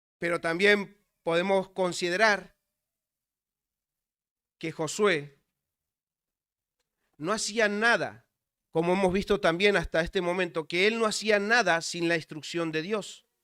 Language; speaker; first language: Spanish; native; Spanish